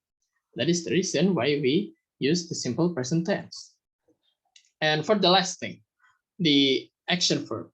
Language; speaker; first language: English; non-native, fluent; Indonesian